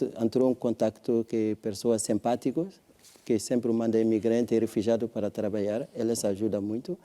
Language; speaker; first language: Portuguese; non-native, learner; French